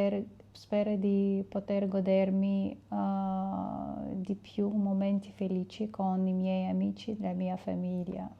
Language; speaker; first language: Italian; non-native, fluent; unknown